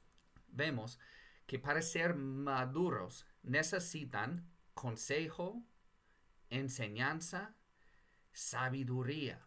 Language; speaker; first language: Spanish; non-native, fluent; English